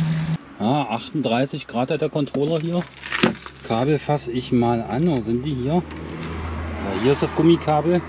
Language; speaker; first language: German; native; German